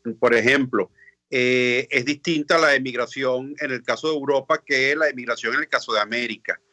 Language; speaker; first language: Spanish; native; Spanish